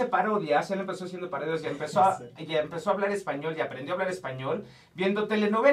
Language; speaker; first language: Spanish; native; Spanish